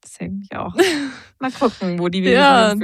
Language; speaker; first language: German; native; German